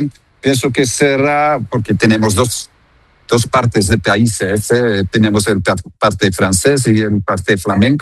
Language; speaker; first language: Spanish; non-native, fluent; Dutch